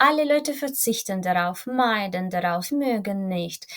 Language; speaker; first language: German; non-native, fluent; Ukrainian